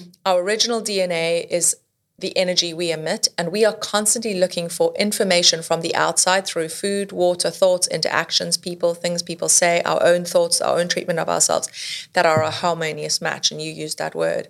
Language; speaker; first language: English; native; English